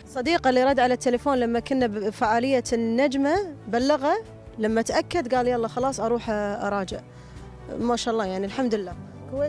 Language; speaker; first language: Arabic; native; Arabic